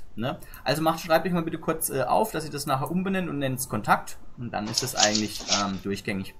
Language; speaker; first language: German; native; German